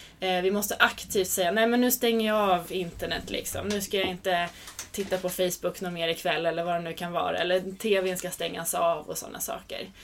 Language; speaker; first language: Swedish; native; Swedish